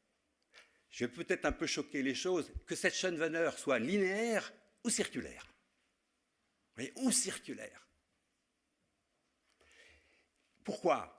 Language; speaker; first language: French; native; French